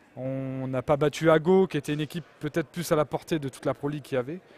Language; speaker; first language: French; native; French